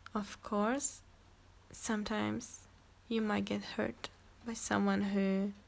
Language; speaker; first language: English; non-native, fluent; Czech